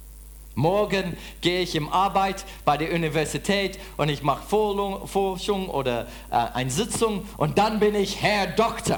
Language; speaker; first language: German; non-native, fluent; English